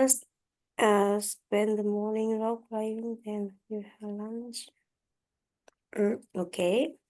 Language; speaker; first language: English; non-native, learner; French